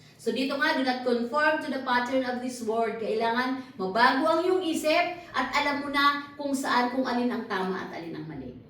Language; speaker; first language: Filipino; non-native, local second language; Cebuano